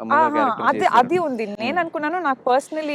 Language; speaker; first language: Telugu; non-native, learner; Kannada